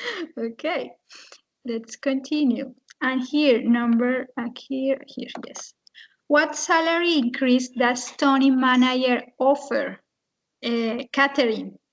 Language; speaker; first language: English; non-native, fluent; Spanish